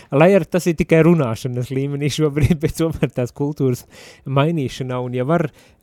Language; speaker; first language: Latvian; native; Latvian